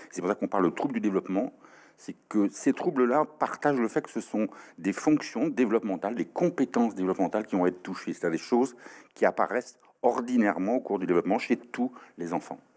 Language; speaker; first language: French; native; French